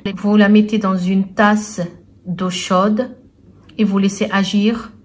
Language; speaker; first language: French; non-native, local second language; Arabic